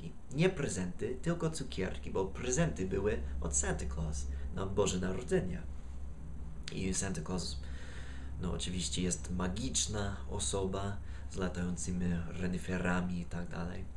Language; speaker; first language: Polish; non-native, fluent; English